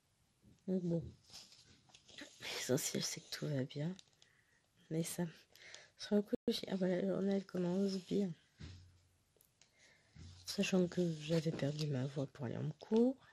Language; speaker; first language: French; native; French